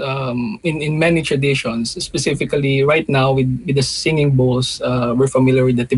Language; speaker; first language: English; non-native, local second language; Filipino